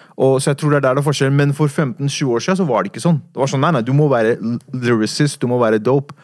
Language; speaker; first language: Norwegian; native; Norwegian